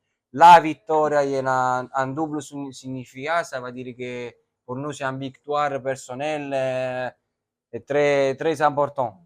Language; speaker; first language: French; non-native, learner; Italian